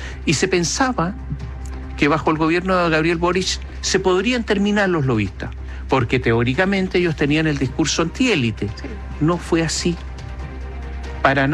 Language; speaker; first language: Spanish; native; Spanish